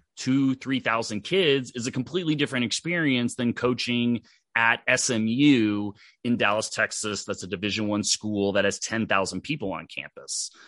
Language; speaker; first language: English; native; English